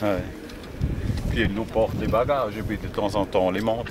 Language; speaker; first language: French; non-native, learner; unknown